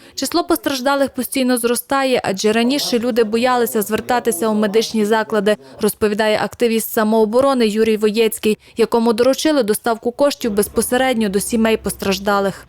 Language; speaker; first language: Ukrainian; native; Ukrainian